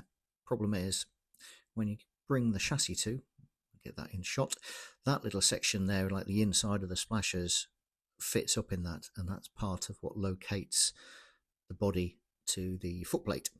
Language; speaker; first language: English; native; English